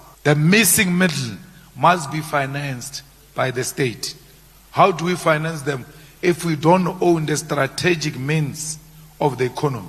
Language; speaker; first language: English; non-native, local second language; Northern Sotho